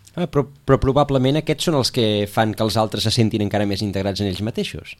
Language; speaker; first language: Catalan; native; Catalan